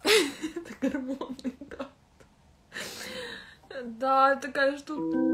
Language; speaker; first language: Russian; native; Russian